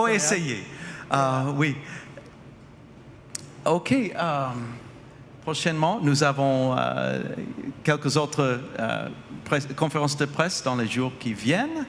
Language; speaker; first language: French; non-native, fluent; English